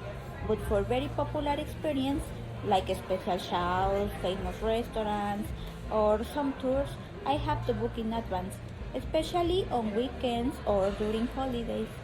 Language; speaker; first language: English; non-native, learner; Spanish